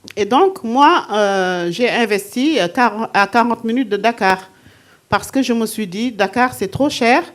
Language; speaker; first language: French; non-native, local second language; Wolof